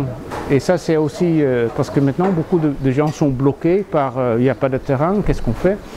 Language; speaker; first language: French; non-native, fluent; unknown